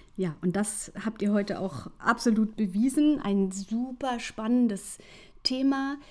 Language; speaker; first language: German; native; German